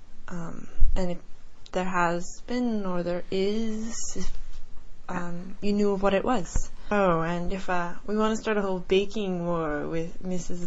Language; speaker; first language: English; native; English